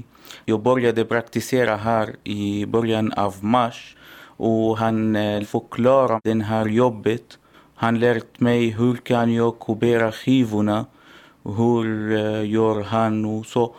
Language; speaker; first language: Swedish; non-native, learner; Arabic